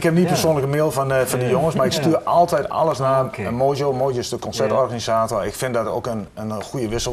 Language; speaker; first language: Dutch; native; Dutch